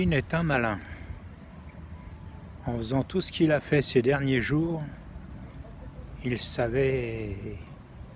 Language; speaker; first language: French; native; French